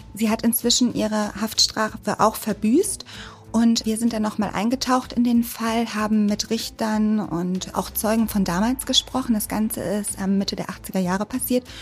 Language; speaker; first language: German; native; German